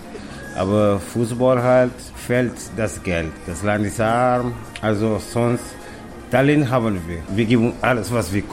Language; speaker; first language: German; non-native, learner; Kabuverdianu